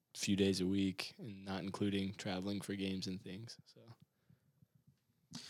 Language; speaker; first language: English; native; English